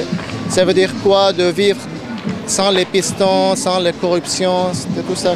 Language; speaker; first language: French; non-native, fluent; Arabic